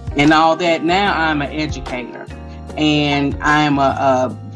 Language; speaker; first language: English; native; English